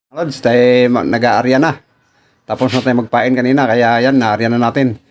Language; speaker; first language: Filipino; non-native, local second language; Cebuano